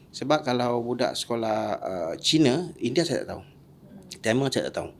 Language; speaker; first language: Malay; native; Malay